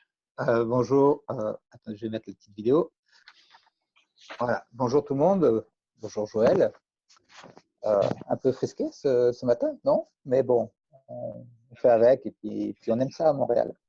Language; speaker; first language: French; native; French